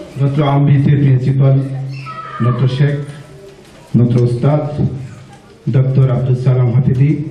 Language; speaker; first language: French; non-native, learner; Bangla